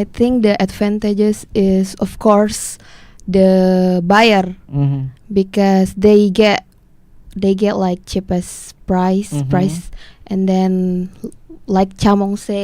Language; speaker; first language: English; non-native, learner; Indonesian